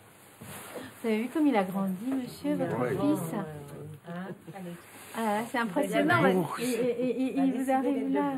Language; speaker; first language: French; native; French